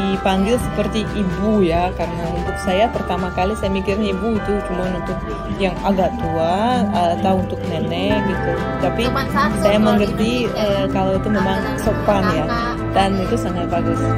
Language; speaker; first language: Indonesian; non-native, fluent; Russian